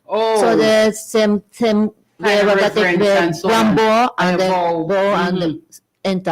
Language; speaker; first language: English; non-native, learner; Japanese